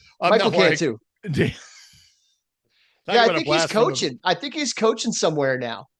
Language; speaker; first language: English; native; English